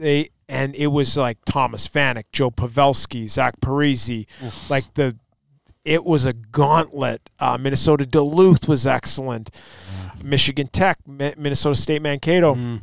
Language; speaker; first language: English; native; English